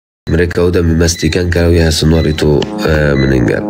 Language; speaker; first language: Indonesian; non-native, fluent; Arabic